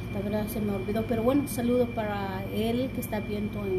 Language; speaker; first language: Spanish; non-native, local second language; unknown